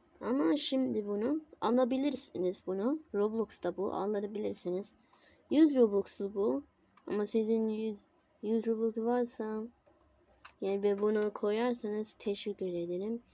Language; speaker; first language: Turkish; non-native, learner; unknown